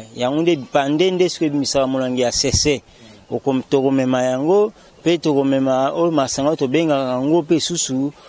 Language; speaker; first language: Lingala; non-native, local second language; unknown